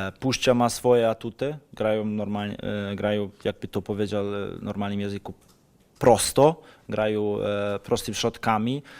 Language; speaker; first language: Polish; non-native, fluent; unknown